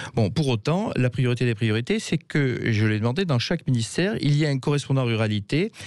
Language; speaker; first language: French; native; French